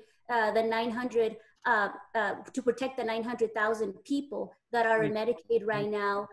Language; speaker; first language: English; native; English